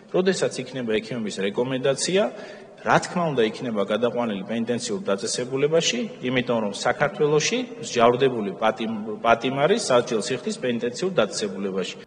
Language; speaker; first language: Georgian; native; Georgian